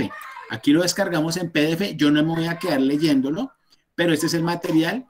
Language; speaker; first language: Spanish; native; Spanish